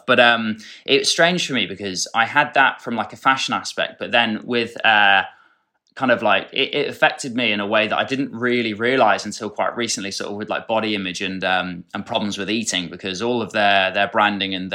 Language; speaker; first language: English; native; English